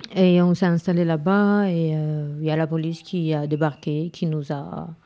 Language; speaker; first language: French; non-native, fluent; Romanian